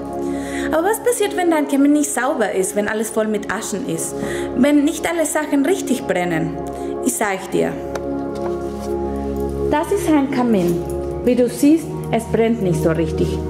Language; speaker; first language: German; non-native, fluent; Spanish